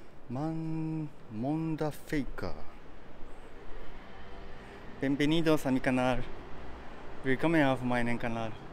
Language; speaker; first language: Japanese; native; Japanese